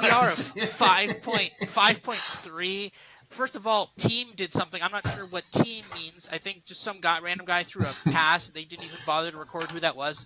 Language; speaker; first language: English; native; English